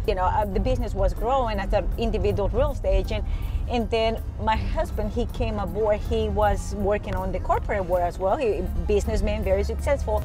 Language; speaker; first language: English; non-native, fluent; Spanish